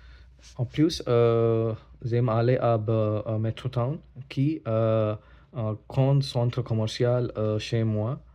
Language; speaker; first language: French; non-native, learner; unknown